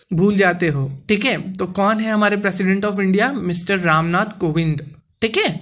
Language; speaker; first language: Hindi; non-native, local second language; Gujarati